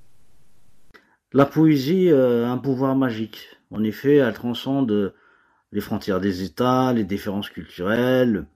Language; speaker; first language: French; non-native, local second language; Kabyle